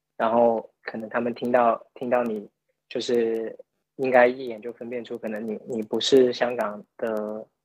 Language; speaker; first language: Chinese; native; Chinese